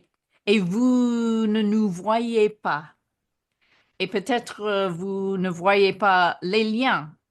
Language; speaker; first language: French; non-native, fluent; English